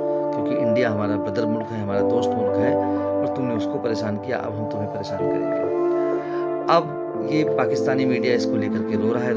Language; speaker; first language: Hindi; native; Hindi